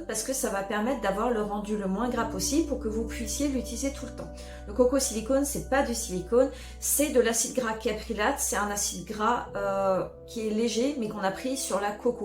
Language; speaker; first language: French; native; French